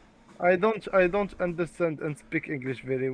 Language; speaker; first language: English; non-native, learner; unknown